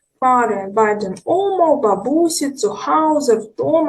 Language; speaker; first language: German; non-native, fluent; Ukrainian